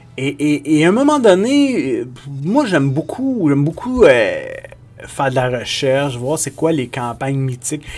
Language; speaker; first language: French; native; French